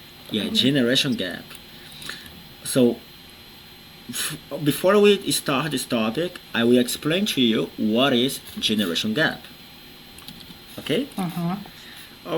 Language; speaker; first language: English; non-native, fluent; Portuguese